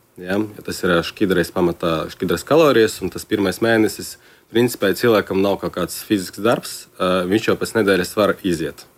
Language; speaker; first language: Latvian; non-native, local second language; Russian